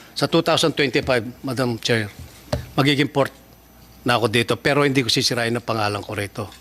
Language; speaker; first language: Filipino; native; Filipino